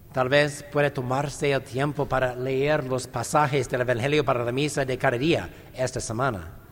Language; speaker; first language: Spanish; non-native, fluent; English